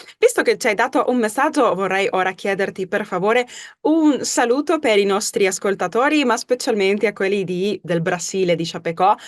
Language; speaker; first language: Italian; early bilingual, heritage; Spanish